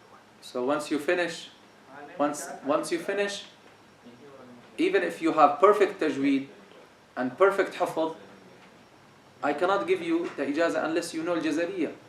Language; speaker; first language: English; non-native, fluent; Arabic